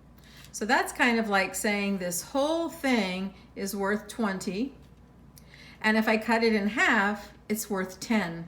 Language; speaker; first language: English; native; English